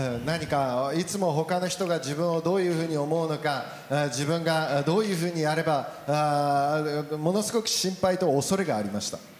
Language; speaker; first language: Japanese; native; Japanese